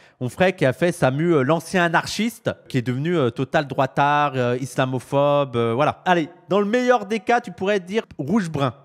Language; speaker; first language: French; native; French